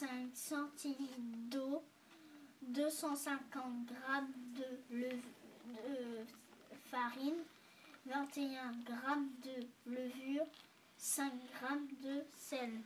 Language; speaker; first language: French; native; French